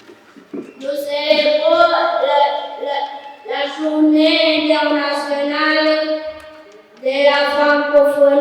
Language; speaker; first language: French; non-native, local second language; Kinyarwanda